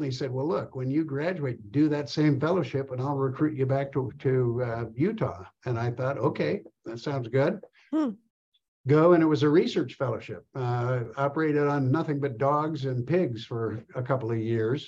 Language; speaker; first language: English; native; English